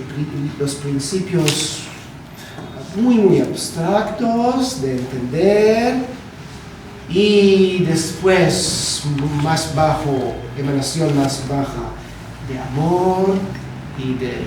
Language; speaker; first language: Spanish; non-native, learner; Hebrew